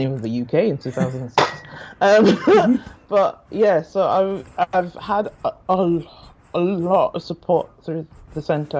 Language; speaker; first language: English; non-native, local second language; Yoruba